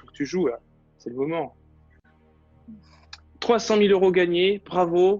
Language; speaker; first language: French; native; French